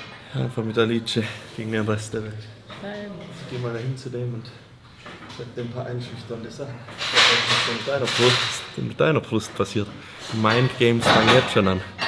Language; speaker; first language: German; native; German